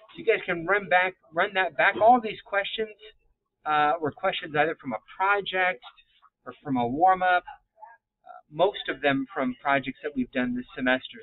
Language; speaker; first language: English; native; English